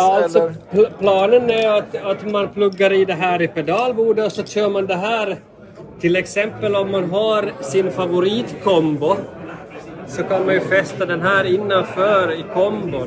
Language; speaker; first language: Swedish; native; Swedish